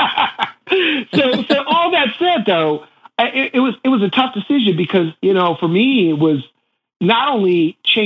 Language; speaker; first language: English; native; English